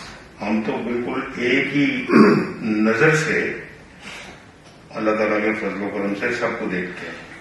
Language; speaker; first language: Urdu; non-native, local second language; Punjabi